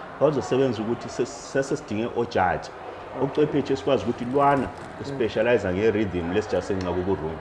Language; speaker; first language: Zulu; native; Zulu